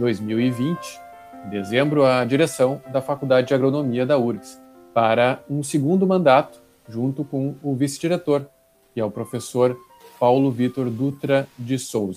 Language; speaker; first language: Portuguese; native; Portuguese